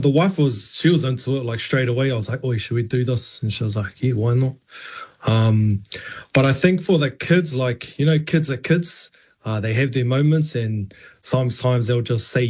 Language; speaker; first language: English; native; English